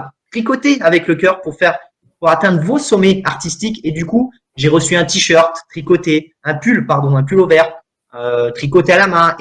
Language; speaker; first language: French; native; French